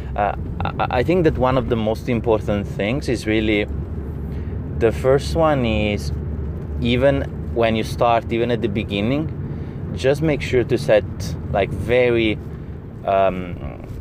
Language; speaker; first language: English; non-native, fluent; Italian